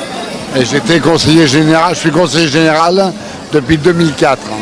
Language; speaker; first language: French; native; French